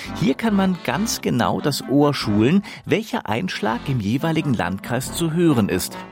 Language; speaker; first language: German; native; German